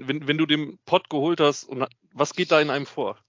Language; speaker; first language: German; native; German